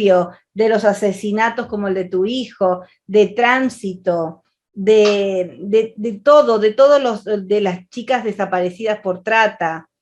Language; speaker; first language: Spanish; native; Spanish